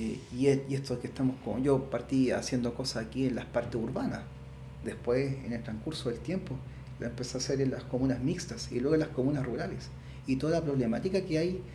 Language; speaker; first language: Spanish; native; Spanish